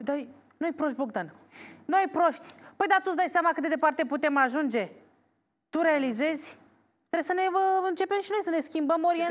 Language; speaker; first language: Romanian; native; Romanian